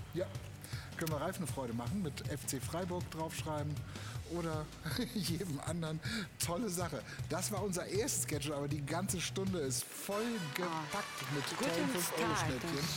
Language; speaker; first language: German; native; German